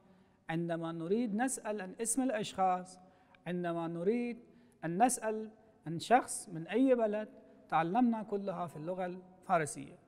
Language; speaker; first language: Arabic; non-native, fluent; Persian